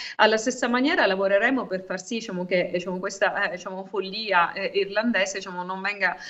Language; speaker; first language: Italian; native; Italian